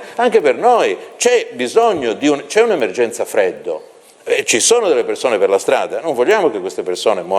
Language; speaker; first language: Italian; native; Italian